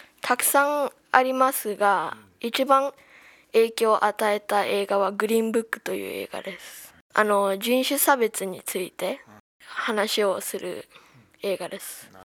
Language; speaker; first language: Japanese; early bilingual, heritage; Japanese